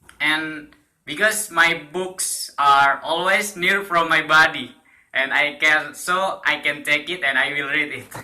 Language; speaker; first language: English; non-native, learner; Indonesian